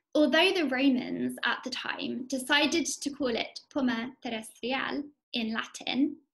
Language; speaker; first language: English; native; English